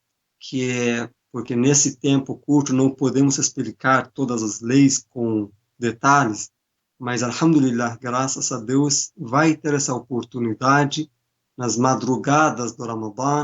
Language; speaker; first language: Portuguese; non-native, fluent; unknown